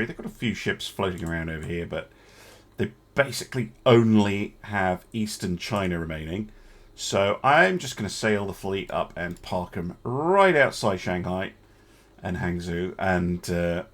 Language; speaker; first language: English; native; English